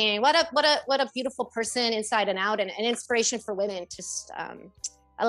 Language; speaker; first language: English; native; English